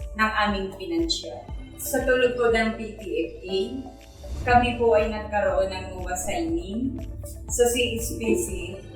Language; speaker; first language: Filipino; non-native, local second language; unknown